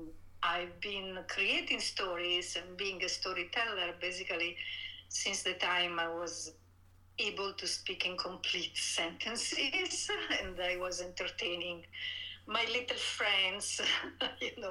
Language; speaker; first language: English; non-native, fluent; Italian